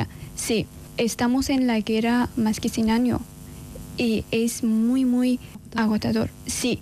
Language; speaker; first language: Spanish; non-native, learner; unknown